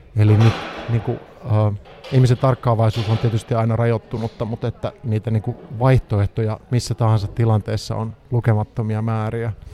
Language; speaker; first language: Finnish; native; Finnish